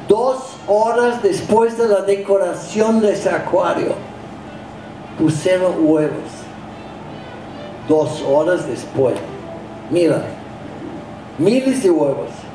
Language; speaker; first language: Spanish; non-native, fluent; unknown